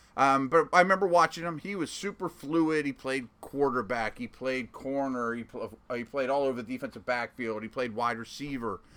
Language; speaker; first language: English; native; English